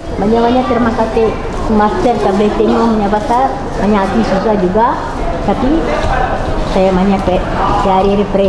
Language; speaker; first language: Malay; non-native, local second language; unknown